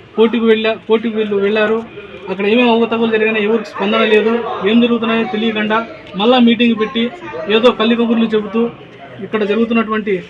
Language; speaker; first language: Telugu; native; Telugu